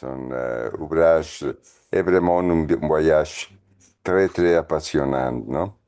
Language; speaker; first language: French; non-native, fluent; Spanish